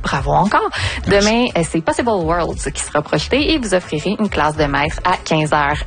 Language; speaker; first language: French; native; French